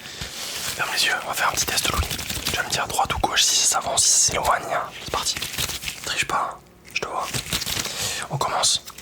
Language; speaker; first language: French; native; French